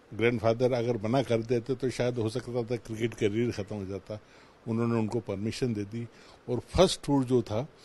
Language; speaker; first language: Hindi; native; Hindi